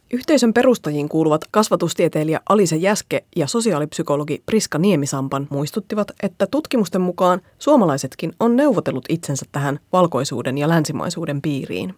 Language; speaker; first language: Finnish; native; Finnish